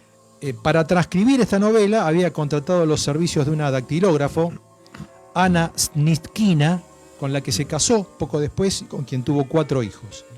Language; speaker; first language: Spanish; native; Spanish